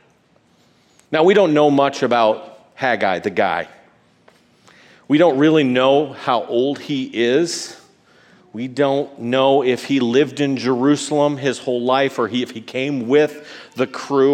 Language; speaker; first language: English; native; English